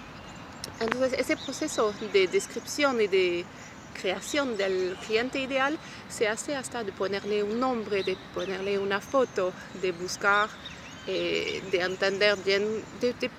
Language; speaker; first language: Spanish; non-native, fluent; French